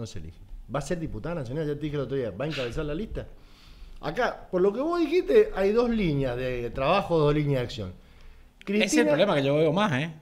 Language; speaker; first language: Spanish; native; Spanish